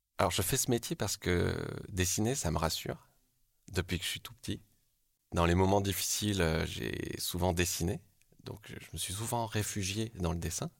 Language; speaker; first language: French; early bilingual, other home language; Korean